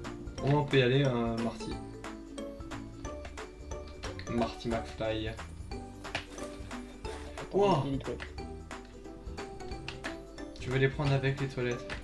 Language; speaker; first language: French; native; French